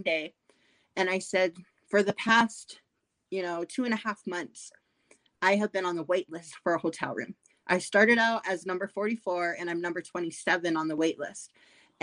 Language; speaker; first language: English; native; English